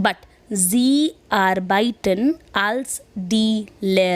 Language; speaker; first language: German; non-native, fluent; Hindi